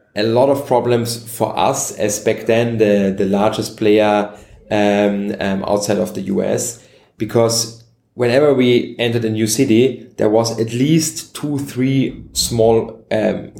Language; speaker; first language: English; non-native, fluent; German